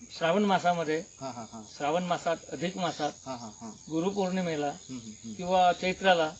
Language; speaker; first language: Marathi; native; Marathi